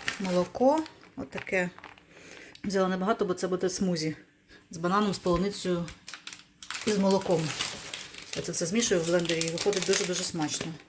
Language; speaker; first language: Ukrainian; non-native, local second language; Russian